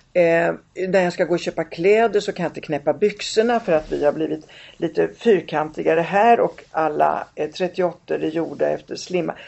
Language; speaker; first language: Swedish; early bilingual, other home language; Italian